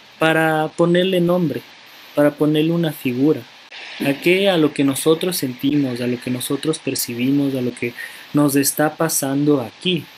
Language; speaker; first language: Spanish; native; Spanish